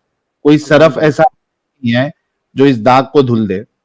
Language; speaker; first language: Hindi; native; Hindi